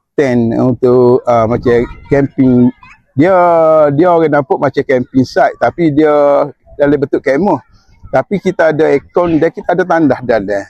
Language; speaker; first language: Malay; native; Malay